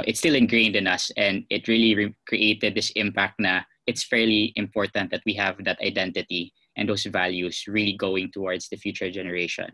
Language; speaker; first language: English; non-native, local second language; Cebuano